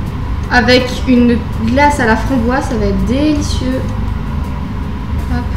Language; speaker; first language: French; native; French